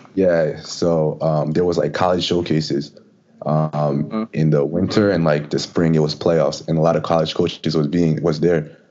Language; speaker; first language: English; native; English